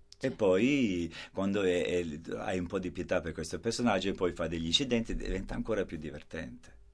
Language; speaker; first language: Italian; non-native, fluent; Danish